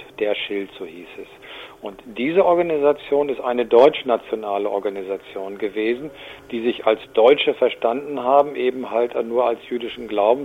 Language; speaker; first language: German; native; German